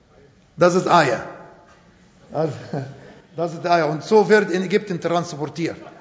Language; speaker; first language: German; non-native, fluent; Arabic